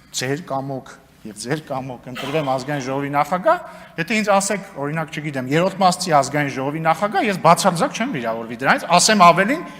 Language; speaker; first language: Armenian; native; Armenian